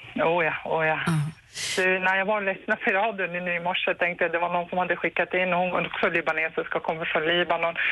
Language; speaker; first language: Swedish; non-native, fluent; Arabic